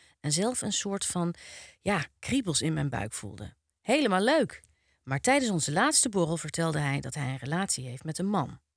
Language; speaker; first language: Dutch; native; Dutch